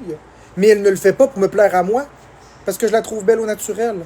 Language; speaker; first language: French; native; French